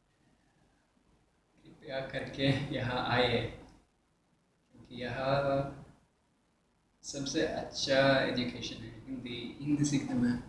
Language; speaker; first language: Hindi; non-native, fluent; Swedish